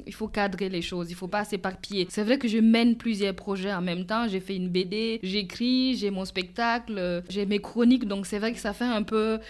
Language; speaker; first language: French; non-native, local second language; Mossi